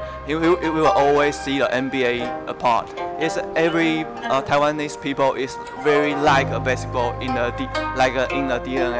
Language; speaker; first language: English; non-native, learner; Chinese